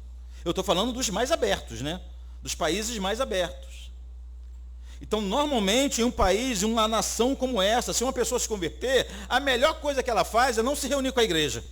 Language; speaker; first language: Portuguese; native; Portuguese